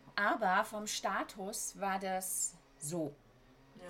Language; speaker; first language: German; native; German